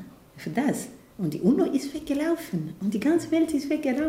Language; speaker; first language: German; non-native, fluent; Kinyarwanda